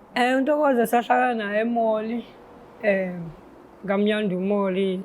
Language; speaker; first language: Zulu; native; Zulu